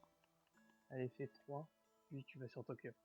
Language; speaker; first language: French; native; French